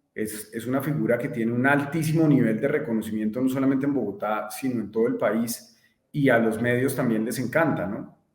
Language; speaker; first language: Spanish; native; Spanish